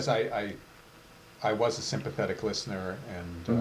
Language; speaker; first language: English; native; English